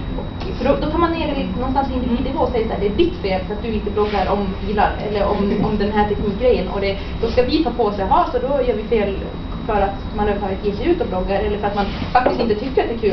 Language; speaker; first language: Swedish; native; Swedish